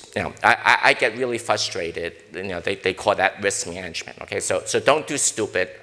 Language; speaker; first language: English; native; English